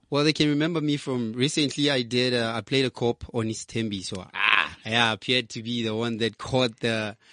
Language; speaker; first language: English; non-native, local second language; Southern Sotho